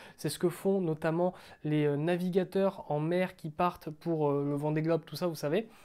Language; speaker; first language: French; native; French